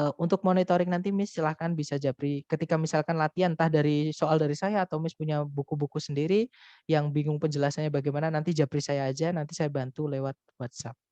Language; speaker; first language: Indonesian; non-native, local second language; Javanese